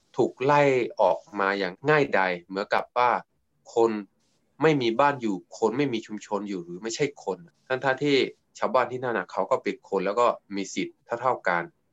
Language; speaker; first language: Thai; non-native, local second language; S'gaw Karen